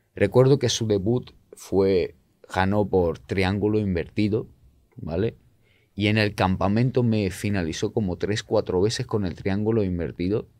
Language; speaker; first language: Spanish; non-native, fluent; Georgian